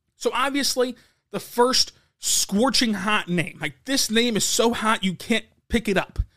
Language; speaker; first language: English; native; English